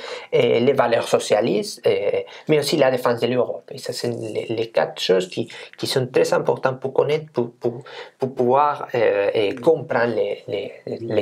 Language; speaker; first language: French; non-native, fluent; Spanish